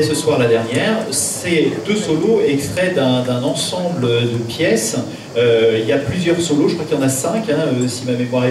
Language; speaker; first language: French; native; French